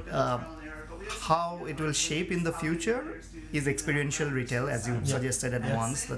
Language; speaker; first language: English; non-native, local second language; Bangla